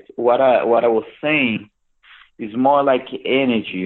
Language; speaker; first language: English; non-native, fluent; Portuguese